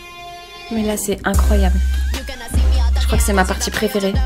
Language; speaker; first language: French; native; French